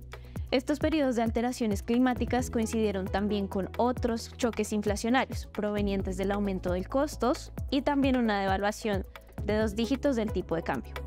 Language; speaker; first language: Spanish; native; Spanish